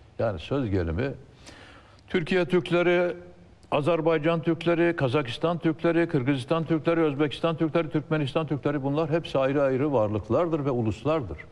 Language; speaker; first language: Turkish; native; Turkish